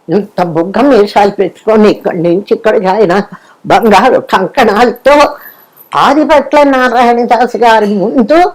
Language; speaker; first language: Telugu; non-native, local second language; Kannada